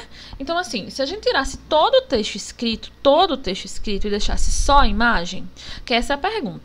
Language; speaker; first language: Portuguese; native; Portuguese